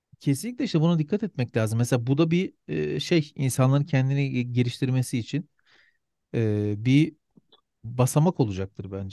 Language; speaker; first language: Turkish; native; Turkish